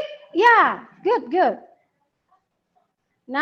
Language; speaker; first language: English; non-native, learner; Indonesian